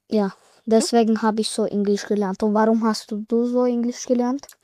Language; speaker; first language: German; early bilingual, other home language; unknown